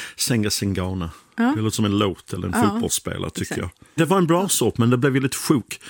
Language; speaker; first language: Swedish; non-native, fluent; English